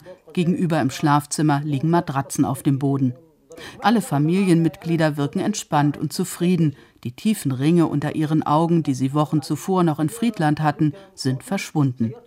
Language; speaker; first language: German; native; German